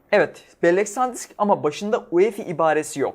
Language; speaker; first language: Turkish; native; Turkish